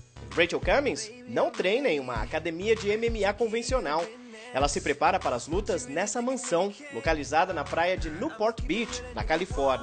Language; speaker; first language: Portuguese; native; Portuguese